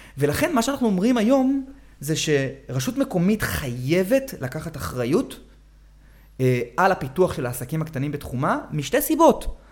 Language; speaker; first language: Hebrew; native; Hebrew